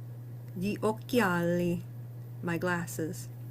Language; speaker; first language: Italian; non-native, learner; English